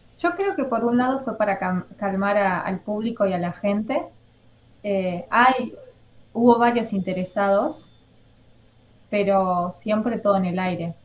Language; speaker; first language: Spanish; native; Spanish